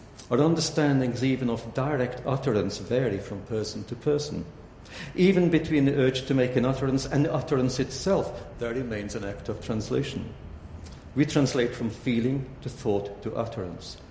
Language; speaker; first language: English; early bilingual, other home language; Hungarian